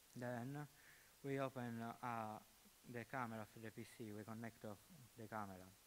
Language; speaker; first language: English; non-native, fluent; Italian